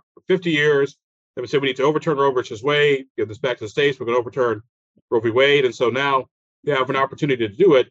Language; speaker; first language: English; native; English